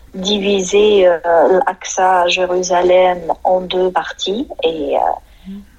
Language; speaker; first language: French; non-native, fluent; Arabic